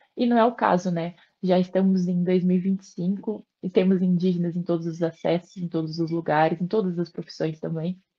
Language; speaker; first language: Portuguese; native; Portuguese